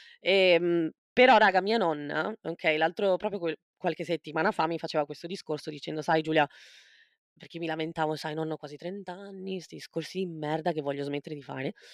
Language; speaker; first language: Italian; native; Italian